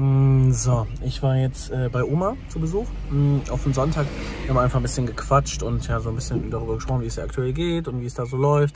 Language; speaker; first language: German; native; German